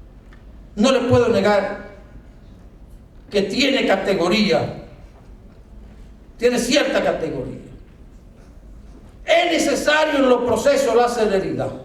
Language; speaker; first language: Spanish; native; Spanish